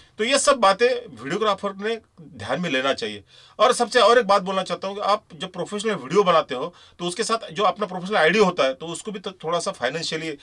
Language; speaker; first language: Hindi; non-native, local second language; Marathi